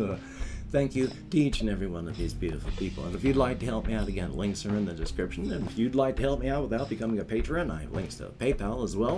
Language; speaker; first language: English; native; English